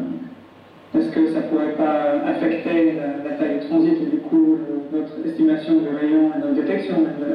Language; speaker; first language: French; native; French